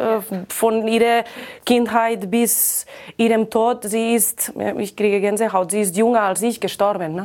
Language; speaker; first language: German; non-native, fluent; Catalan